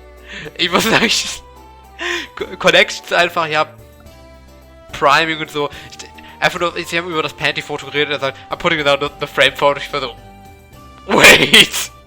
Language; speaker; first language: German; native; German